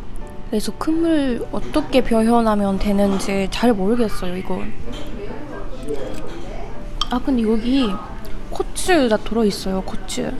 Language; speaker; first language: Korean; non-native, fluent; Japanese